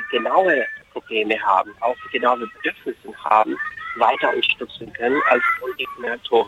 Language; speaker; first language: German; non-native, fluent; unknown